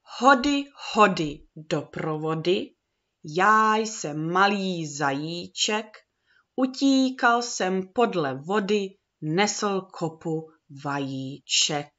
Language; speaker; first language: Czech; early bilingual, heritage; Czech